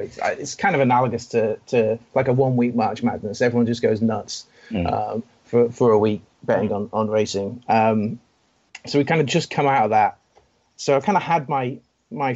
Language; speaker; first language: English; native; English